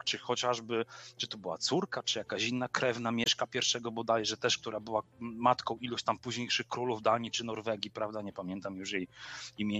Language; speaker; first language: Polish; native; Polish